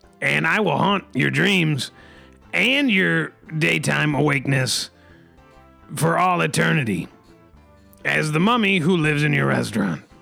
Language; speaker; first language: English; native; English